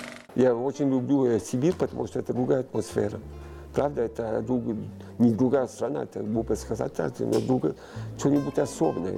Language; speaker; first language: Russian; early bilingual, heritage; Russian